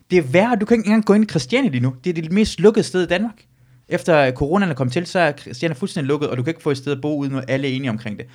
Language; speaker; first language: Danish; early bilingual, other home language; Persian